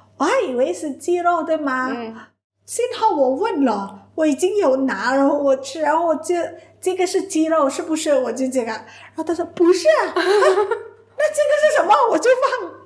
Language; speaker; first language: Chinese; non-native, fluent; Indonesian